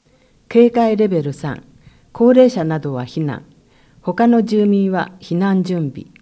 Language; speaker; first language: Japanese; native; Japanese